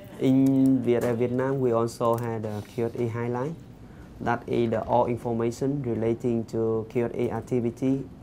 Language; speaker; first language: English; non-native, fluent; Vietnamese